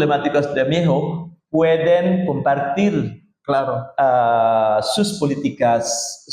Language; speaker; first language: Spanish; non-native, learner; Indonesian